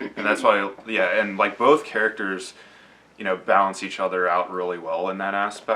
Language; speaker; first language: English; native; English